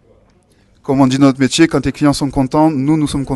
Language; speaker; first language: French; native; French